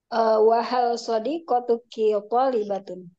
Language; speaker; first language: Arabic; non-native, learner; Indonesian